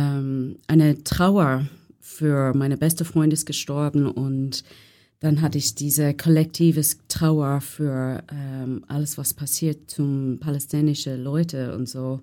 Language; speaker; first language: German; non-native, learner; English